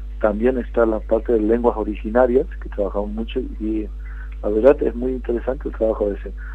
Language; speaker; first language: Spanish; non-native, local second language; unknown